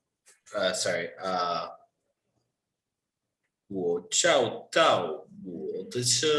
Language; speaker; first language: Chinese; non-native, learner; English